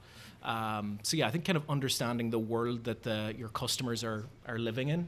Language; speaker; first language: English; native; English